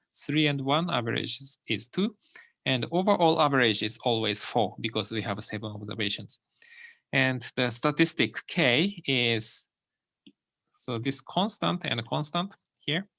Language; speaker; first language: English; non-native, fluent; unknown